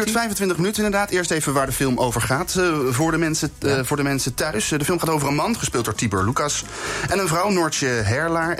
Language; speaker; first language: Dutch; native; Dutch